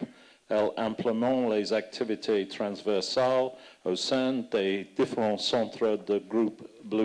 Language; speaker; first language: French; non-native, fluent; English